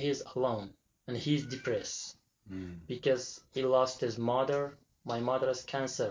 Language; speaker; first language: English; non-native, learner; Persian